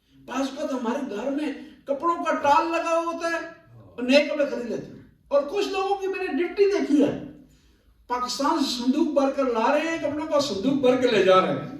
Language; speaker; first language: Urdu; non-native, local second language; Punjabi